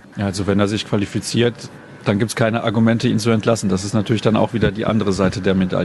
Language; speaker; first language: German; native; German